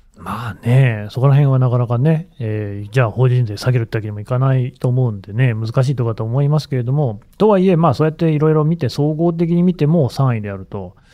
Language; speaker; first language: Japanese; native; Japanese